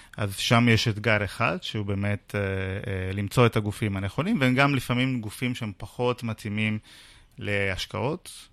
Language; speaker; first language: Hebrew; non-native, fluent; Italian